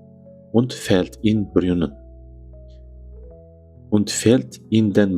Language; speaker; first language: German; non-native, learner; Uzbek